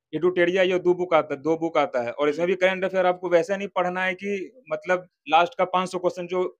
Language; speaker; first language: Hindi; native; Hindi